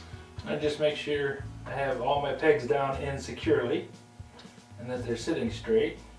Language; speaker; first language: English; native; English